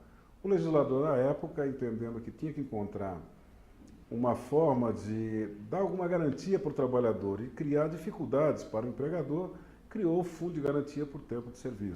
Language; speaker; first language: Portuguese; native; Portuguese